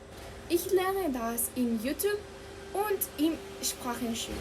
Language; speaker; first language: German; non-native, learner; Spanish